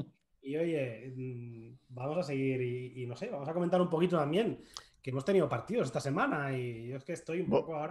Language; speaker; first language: Spanish; native; Spanish